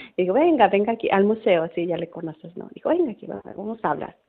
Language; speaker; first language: Spanish; native; Spanish